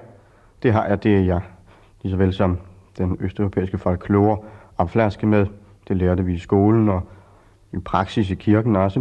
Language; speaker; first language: Danish; early bilingual, other home language; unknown